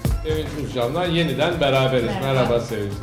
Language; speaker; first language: Turkish; native; Turkish